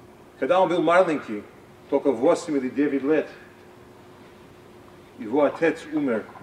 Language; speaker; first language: Russian; non-native, fluent; English